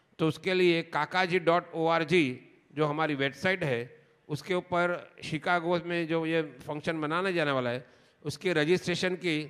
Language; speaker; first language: Hindi; non-native, local second language; Gujarati